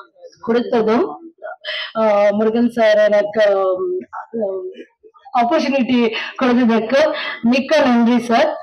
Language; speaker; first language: Tamil; non-native, learner; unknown